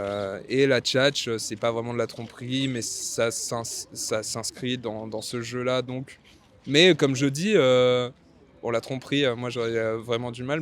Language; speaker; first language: French; native; French